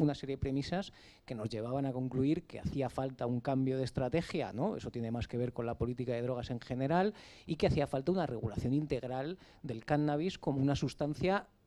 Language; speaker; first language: Spanish; native; Spanish